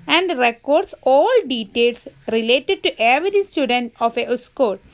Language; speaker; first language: English; non-native, local second language; Malayalam